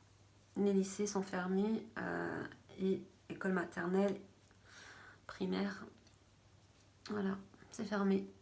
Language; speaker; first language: French; native; French